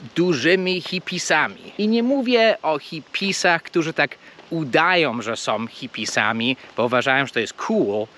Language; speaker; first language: Polish; non-native, fluent; English